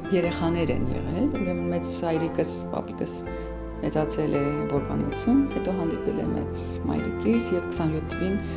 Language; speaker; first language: Armenian; native; Armenian